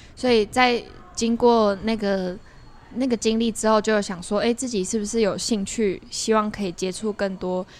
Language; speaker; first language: Chinese; non-native, local second language; Min Nan Chinese